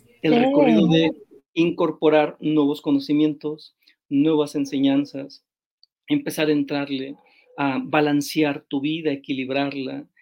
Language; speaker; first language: Spanish; native; Spanish